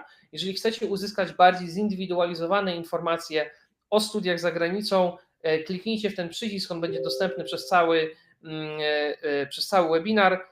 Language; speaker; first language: Polish; native; Polish